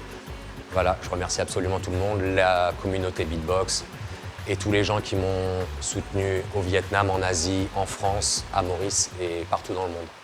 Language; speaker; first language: French; native; French